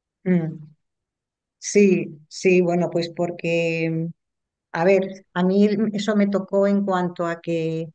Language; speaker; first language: Spanish; native; Spanish